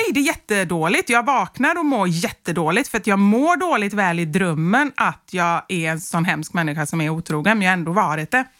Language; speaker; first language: Swedish; native; Swedish